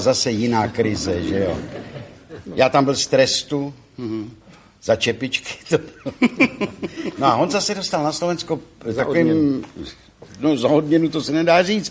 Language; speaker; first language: Czech; native; Czech